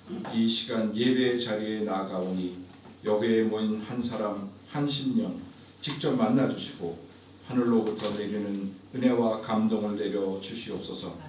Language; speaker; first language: Korean; native; Korean